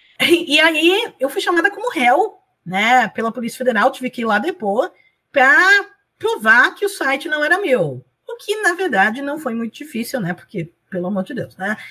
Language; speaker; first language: Portuguese; early bilingual, other home language; Spanish